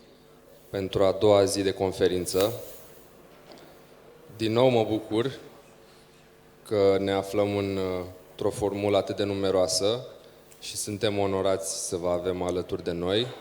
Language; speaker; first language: Romanian; native; Romanian